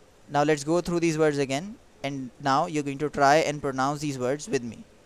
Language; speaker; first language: English; non-native, local second language; Urdu